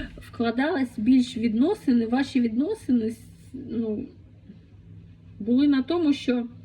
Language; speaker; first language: Ukrainian; non-native, local second language; Russian